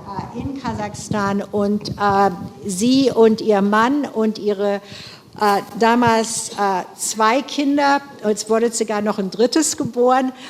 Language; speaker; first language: German; non-native, fluent; English